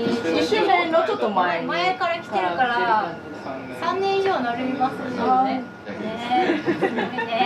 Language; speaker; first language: Japanese; native; Japanese